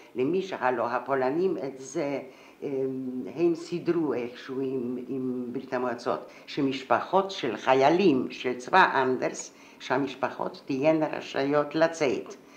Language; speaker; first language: Hebrew; non-native, fluent; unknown